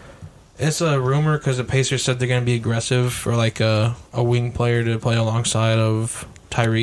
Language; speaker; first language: English; native; English